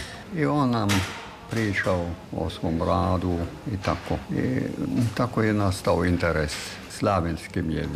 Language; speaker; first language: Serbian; non-native, fluent; German